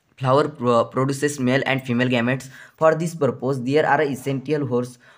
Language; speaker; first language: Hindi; non-native, local second language; Marathi